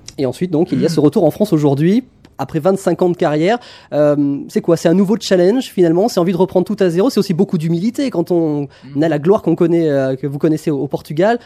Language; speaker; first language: French; native; French